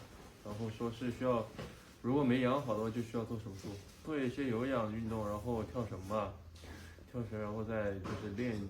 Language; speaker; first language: Chinese; native; Chinese